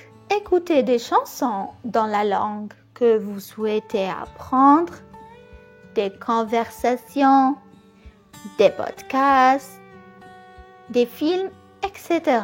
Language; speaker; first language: French; non-native, local second language; Arabic